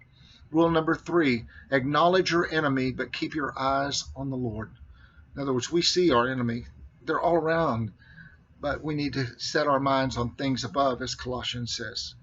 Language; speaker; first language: English; native; English